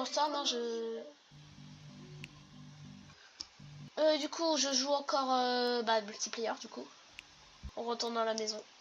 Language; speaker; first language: French; native; French